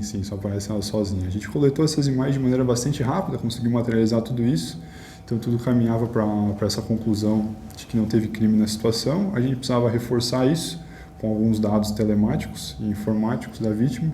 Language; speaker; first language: Portuguese; native; Portuguese